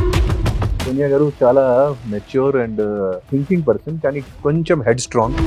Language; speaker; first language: Telugu; non-native, fluent; Hindi